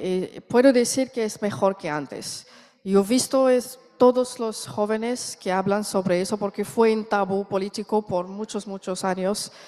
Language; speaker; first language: Spanish; non-native, learner; Arabic